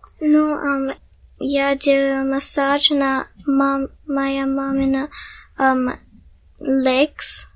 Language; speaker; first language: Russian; early bilingual, heritage; Russian